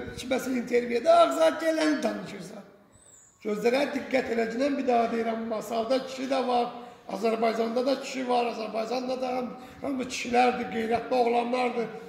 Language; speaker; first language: Azerbaijani; native; Azerbaijani